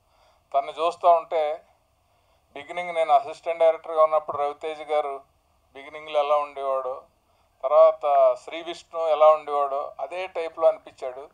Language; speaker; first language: Telugu; native; Telugu